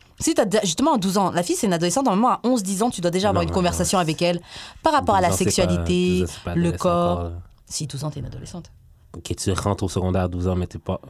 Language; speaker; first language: French; native; French